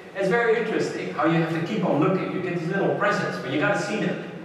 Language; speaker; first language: English; non-native, fluent; Dutch